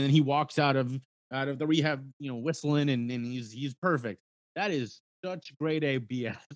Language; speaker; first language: English; native; English